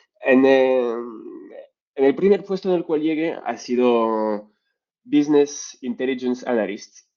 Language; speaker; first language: Spanish; non-native, fluent; French